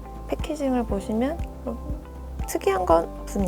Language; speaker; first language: Korean; native; Korean